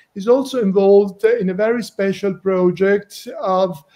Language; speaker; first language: English; non-native, fluent; Italian